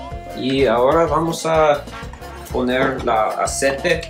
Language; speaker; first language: Spanish; non-native, learner; English